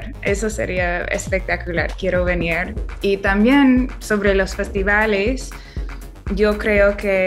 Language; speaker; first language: Spanish; non-native, fluent; English